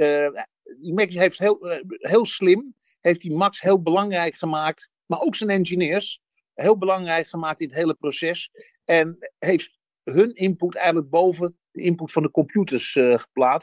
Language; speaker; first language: Dutch; native; Dutch